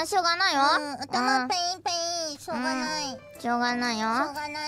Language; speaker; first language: Japanese; non-native, learner; Indonesian